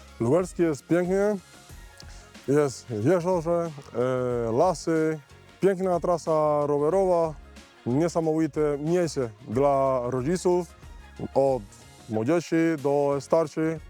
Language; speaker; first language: Polish; non-native, learner; Spanish